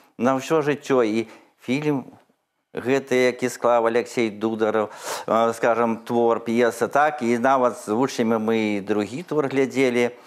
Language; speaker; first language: Belarusian; native; Belarusian